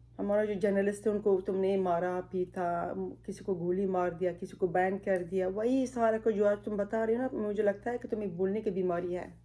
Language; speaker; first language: Urdu; non-native, fluent; Pashto